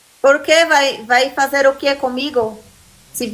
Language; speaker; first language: Spanish; non-native, learner; Portuguese